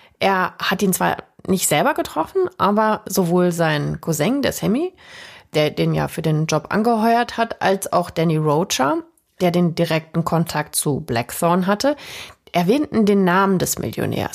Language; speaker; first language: German; native; German